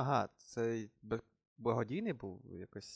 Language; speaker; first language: Ukrainian; native; Ukrainian